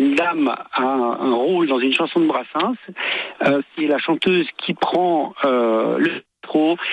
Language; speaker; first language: French; native; French